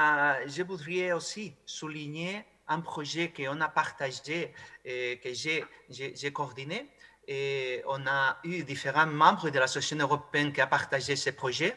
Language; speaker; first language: French; non-native, fluent; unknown